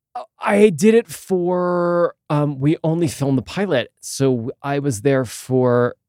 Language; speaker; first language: English; native; English